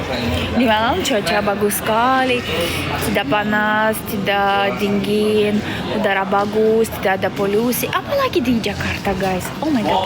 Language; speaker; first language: Indonesian; non-native, learner; Russian